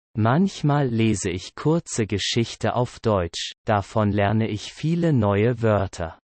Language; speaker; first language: German; non-native, learner; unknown